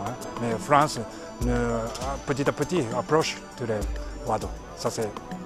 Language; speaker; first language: French; non-native, learner; Japanese